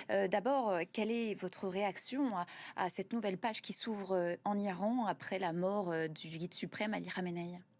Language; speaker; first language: French; native; French